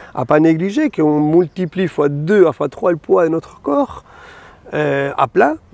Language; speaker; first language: French; non-native, fluent; Spanish